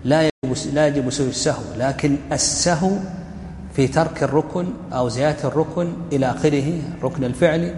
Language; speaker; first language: Arabic; native; Arabic